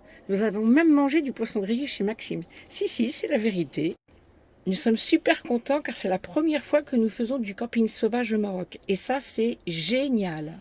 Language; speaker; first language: French; native; French